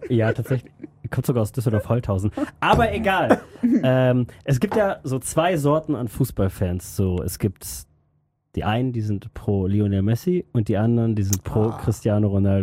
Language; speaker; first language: German; native; German